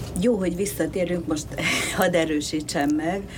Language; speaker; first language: Hungarian; native; Hungarian